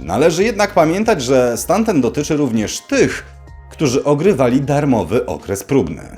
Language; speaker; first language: Polish; native; Polish